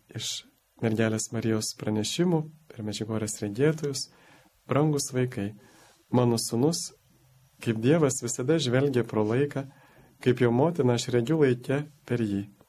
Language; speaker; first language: Lithuanian; native; Lithuanian